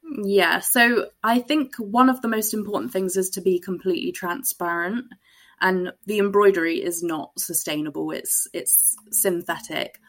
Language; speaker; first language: English; native; English